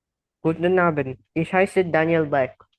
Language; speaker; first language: German; non-native, learner; Indonesian